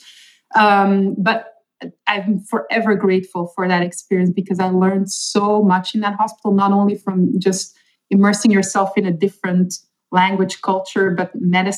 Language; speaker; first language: English; non-native, fluent; Dutch